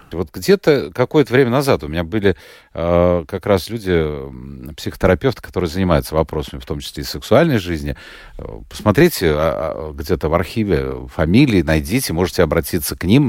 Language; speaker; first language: Russian; native; Russian